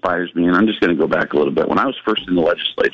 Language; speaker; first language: English; native; English